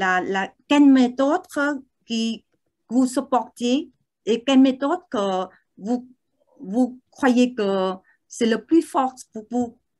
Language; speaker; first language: French; non-native, learner; Vietnamese